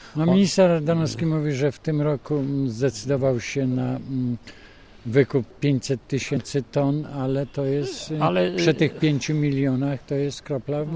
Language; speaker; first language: Polish; native; Polish